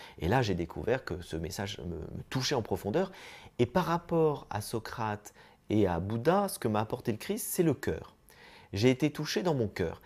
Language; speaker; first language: French; native; French